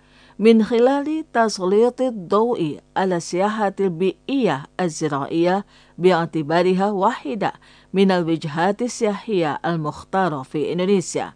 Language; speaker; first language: Arabic; non-native, fluent; Indonesian